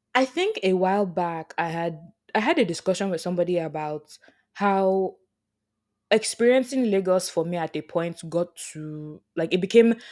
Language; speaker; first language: English; non-native, local second language; Yoruba